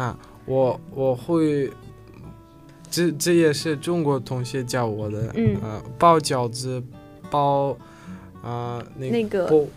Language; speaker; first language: Chinese; non-native, learner; Uzbek